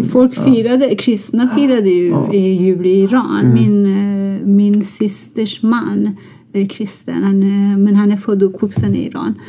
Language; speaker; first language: Swedish; non-native, fluent; Persian